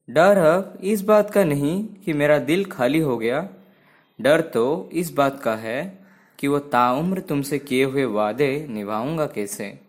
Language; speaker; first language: Hindi; non-native, local second language; Odia